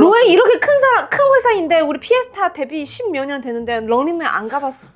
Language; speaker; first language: Korean; non-native, fluent; Chinese